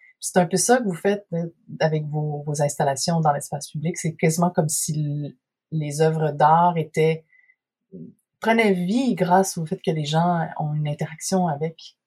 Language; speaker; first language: French; native; French